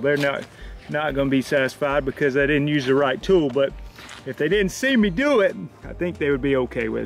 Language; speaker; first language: English; native; English